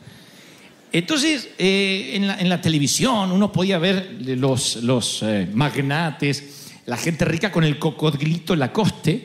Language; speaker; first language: Spanish; native; Spanish